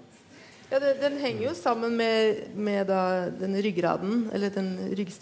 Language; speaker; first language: Norwegian; native; Norwegian